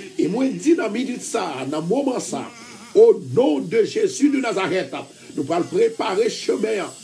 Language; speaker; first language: French; non-native, local second language; Haitian Creole